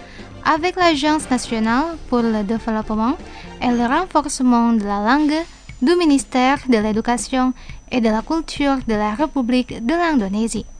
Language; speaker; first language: French; non-native, fluent; Indonesian